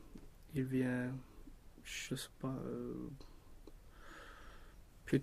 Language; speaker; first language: French; non-native, learner; Swedish